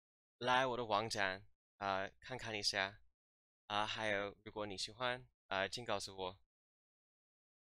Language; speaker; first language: Chinese; non-native, learner; English